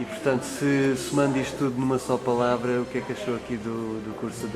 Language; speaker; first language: Portuguese; native; Portuguese